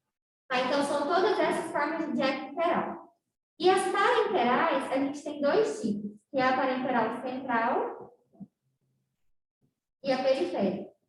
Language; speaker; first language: Portuguese; native; Portuguese